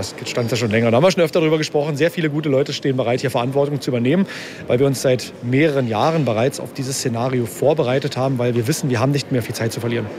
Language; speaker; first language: German; native; German